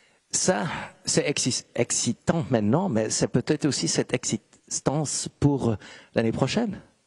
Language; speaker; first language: French; non-native, fluent; German